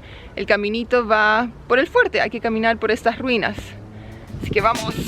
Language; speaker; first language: Spanish; native; Spanish